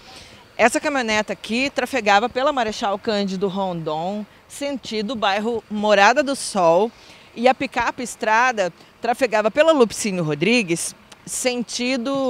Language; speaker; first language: Portuguese; native; Portuguese